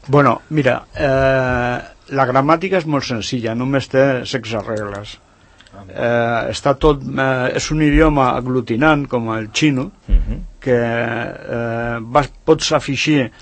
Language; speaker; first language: Catalan; non-native, local second language; Spanish